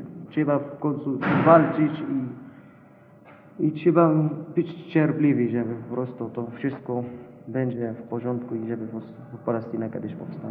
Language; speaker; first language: Polish; non-native, learner; Arabic